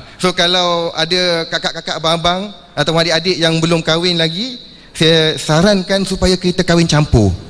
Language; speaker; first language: Malay; non-native, local second language; Chinese